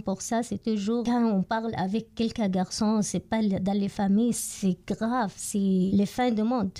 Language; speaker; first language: French; non-native, learner; Arabic